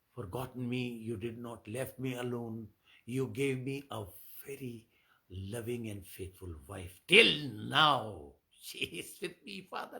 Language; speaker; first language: English; non-native, local second language; Hindi